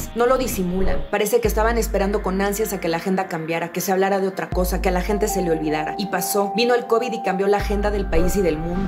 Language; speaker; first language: Spanish; native; Spanish